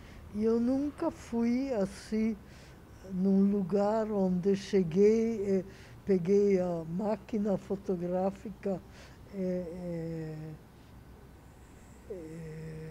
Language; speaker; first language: Portuguese; non-native, fluent; Hungarian